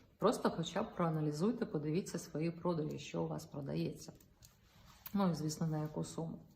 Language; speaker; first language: Ukrainian; non-native, local second language; Russian